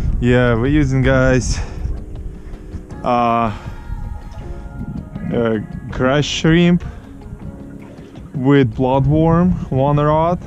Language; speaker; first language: English; non-native, learner; Ukrainian